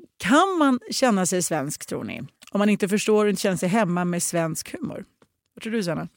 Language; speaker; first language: Swedish; early bilingual, other home language; Russian